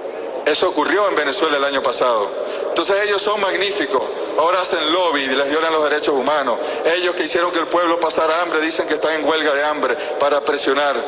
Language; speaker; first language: Spanish; native; Spanish